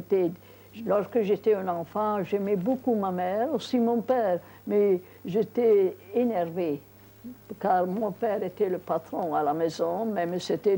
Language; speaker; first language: French; non-native, fluent; Italian